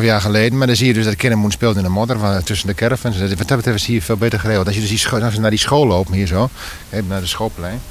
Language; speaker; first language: Dutch; native; Dutch